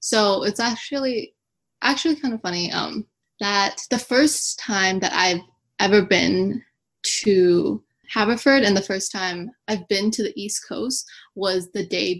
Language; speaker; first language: English; early bilingual, other home language; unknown